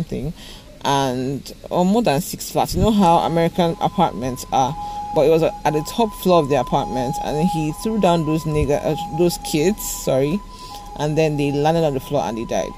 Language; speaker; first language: English; non-native, local second language; Igbo